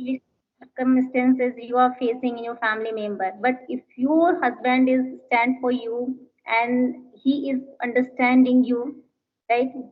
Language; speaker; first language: English; non-native, learner; Hindi